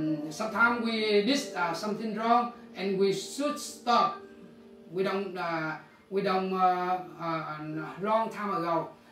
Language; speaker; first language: English; non-native, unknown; Vietnamese